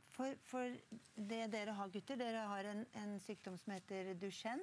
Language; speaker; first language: Norwegian; native; Norwegian